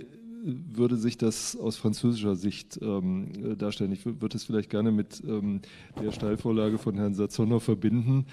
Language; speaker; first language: German; native; German